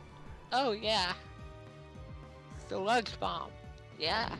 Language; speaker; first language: English; native; English